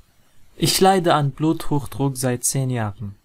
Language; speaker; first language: German; non-native, fluent; Arabic